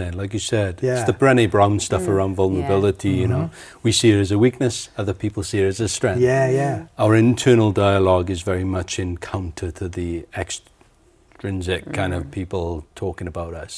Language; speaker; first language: English; native; English